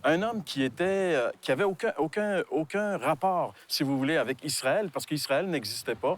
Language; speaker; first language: French; native; French